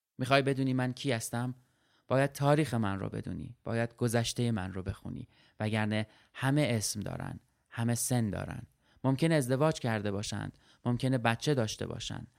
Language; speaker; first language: Persian; early bilingual, other home language; Arabic